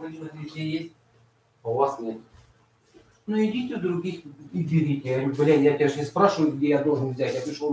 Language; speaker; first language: Russian; native; Russian